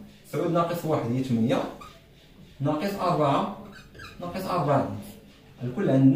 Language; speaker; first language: Arabic; native; Arabic